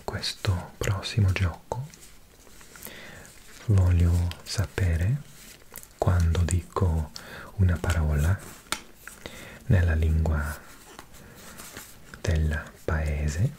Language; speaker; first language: Italian; non-native, learner; Welsh